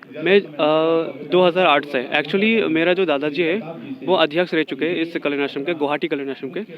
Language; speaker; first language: Hindi; non-native, local second language; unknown